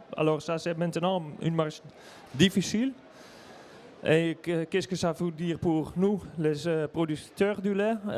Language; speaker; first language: French; non-native, learner; Dutch